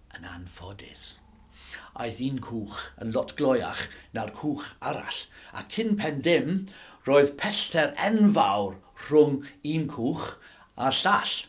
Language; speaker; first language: Welsh; native; Welsh